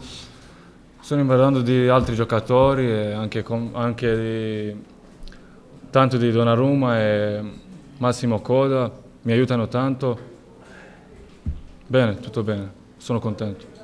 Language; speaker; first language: Italian; non-native, learner; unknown